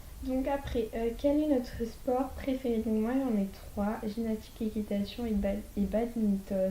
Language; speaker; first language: French; native; French